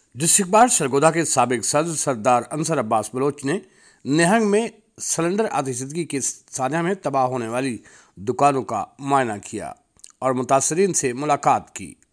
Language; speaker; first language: Urdu; non-native, local second language; Punjabi